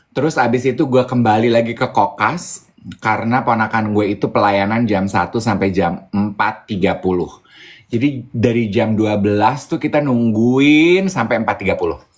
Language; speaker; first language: Indonesian; native; Indonesian